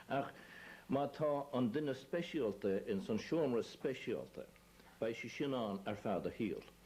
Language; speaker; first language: Irish; native; Irish